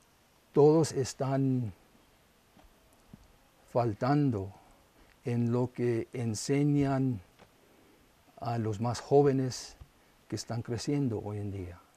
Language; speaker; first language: Spanish; non-native, local second language; English